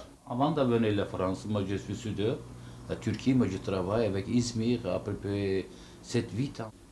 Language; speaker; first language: French; non-native, local second language; Turkish